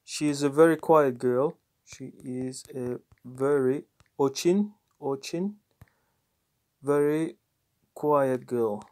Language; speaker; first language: English; non-native, fluent; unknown